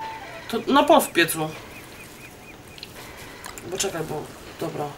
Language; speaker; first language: Polish; native; Polish